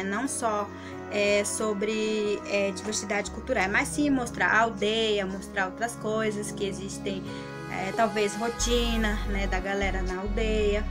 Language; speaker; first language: Portuguese; non-native, local second language; Guarani